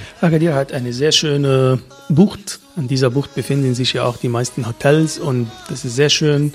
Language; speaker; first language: German; non-native, fluent; Arabic